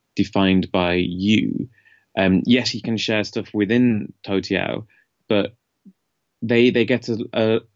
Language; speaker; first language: English; native; English